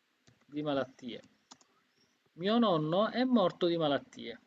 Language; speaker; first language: Italian; non-native, fluent; Bangla